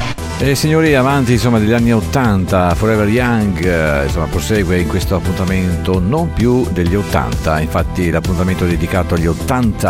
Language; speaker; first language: Italian; native; Italian